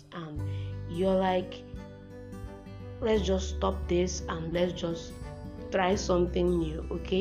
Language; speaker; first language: English; non-native, local second language; Igbo